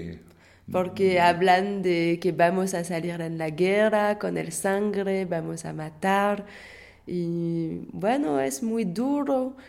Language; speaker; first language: Spanish; non-native, fluent; French